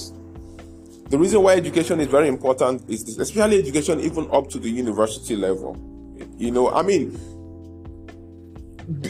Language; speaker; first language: English; non-native, local second language; Igbo